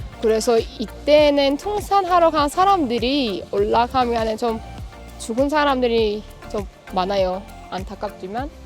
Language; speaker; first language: Korean; non-native, learner; Persian